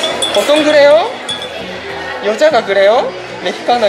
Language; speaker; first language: Korean; non-native, fluent; Japanese